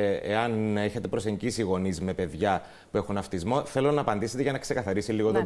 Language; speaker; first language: Greek; native; Greek